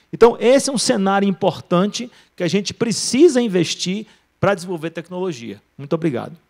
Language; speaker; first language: Portuguese; native; Portuguese